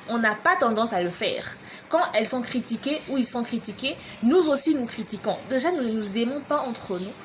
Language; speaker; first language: French; non-native, local second language; Lingala